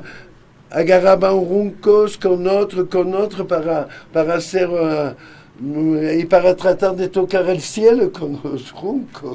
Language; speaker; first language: Spanish; non-native, fluent; French